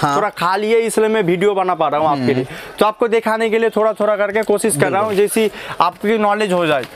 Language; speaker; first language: Hindi; non-native, local second language; Bangla